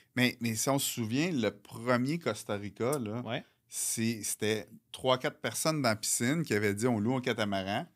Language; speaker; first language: French; native; French